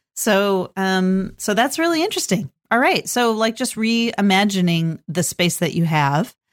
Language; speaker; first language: English; native; English